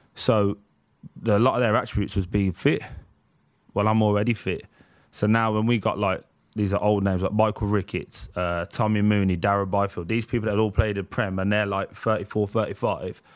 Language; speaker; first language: English; native; English